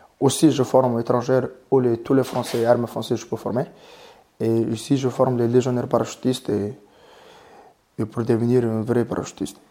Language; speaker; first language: French; non-native, learner; Mongolian